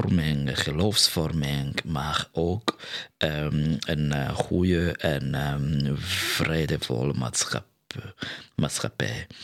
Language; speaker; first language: Dutch; non-native, fluent; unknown